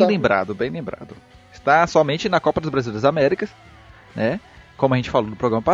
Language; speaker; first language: Portuguese; native; Portuguese